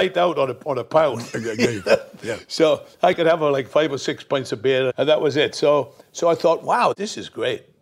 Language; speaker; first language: English; native; English